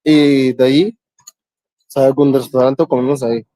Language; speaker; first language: Spanish; non-native, learner; English